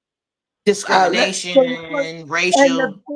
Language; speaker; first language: English; native; English